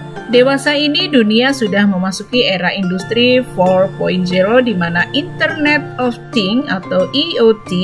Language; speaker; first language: Indonesian; native; Indonesian